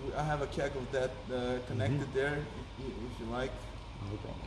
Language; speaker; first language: English; non-native, fluent; Serbian